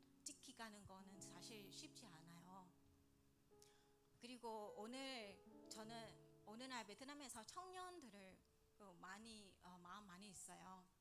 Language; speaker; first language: Korean; non-native, learner; Vietnamese